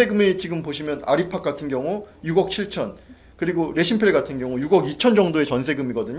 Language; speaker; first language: Korean; native; Korean